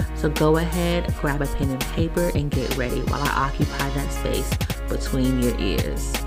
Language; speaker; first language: English; native; English